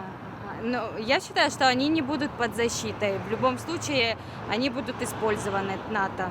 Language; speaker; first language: Russian; native; Russian